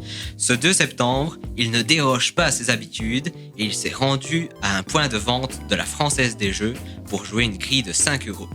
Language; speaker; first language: French; native; French